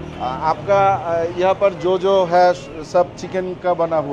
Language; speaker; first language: Hindi; non-native, fluent; Bangla